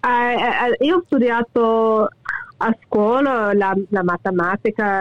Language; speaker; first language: Italian; early bilingual, heritage; English